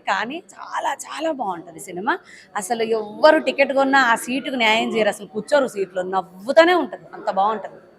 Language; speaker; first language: Telugu; native; Telugu